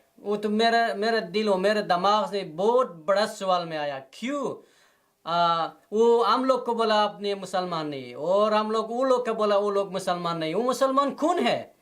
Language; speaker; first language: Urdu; non-native, learner; Persian